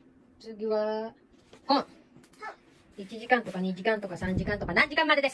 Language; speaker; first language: Japanese; early bilingual, other home language; Filipino